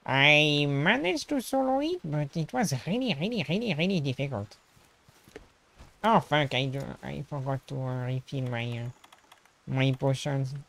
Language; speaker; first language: English; non-native, fluent; French